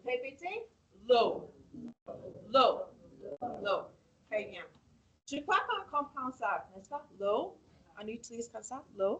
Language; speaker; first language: French; non-native, fluent; English